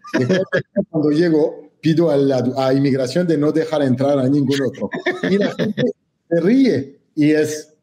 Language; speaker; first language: Spanish; non-native, fluent; French